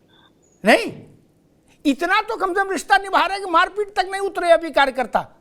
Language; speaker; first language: Hindi; native; Hindi